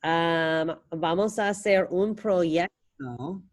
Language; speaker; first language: Spanish; non-native, fluent; English